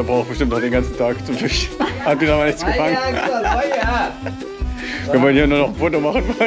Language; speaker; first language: German; native; German